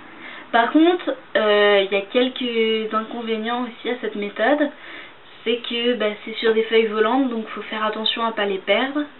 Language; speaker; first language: French; native; French